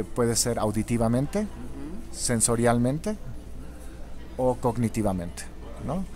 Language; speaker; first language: Spanish; non-native, local second language; German